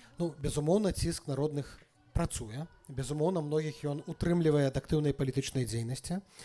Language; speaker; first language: Belarusian; native; Belarusian